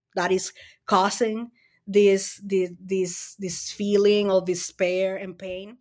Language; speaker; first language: English; non-native, fluent; Spanish